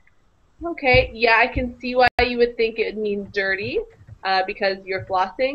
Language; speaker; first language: English; native; English